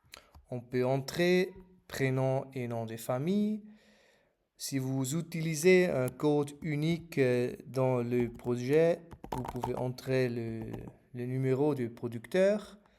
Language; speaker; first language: French; non-native, fluent; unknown